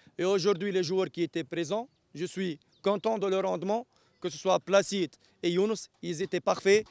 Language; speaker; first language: French; non-native, local second language; Arabic